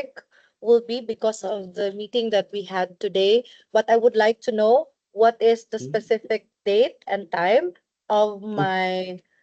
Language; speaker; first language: English; non-native, local second language; Cebuano